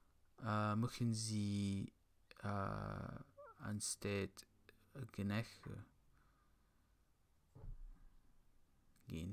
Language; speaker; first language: German; non-native, learner; English